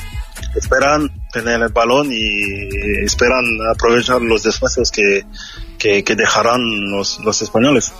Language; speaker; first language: Spanish; non-native, fluent; French